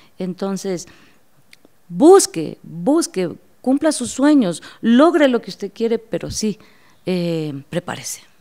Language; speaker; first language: Spanish; native; Spanish